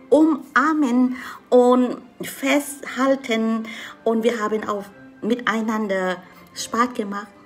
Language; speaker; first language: German; non-native, learner; Vietnamese